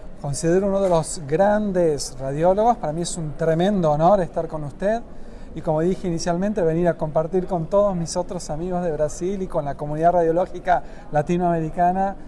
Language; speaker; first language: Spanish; native; Spanish